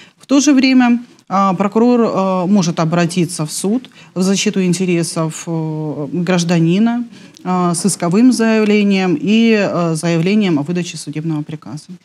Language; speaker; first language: Russian; native; Russian